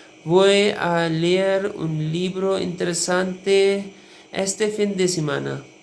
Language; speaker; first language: Spanish; non-native, learner; Urdu